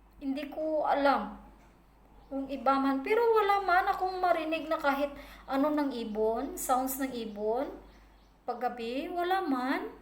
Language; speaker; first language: Filipino; non-native, local second language; Hiligaynon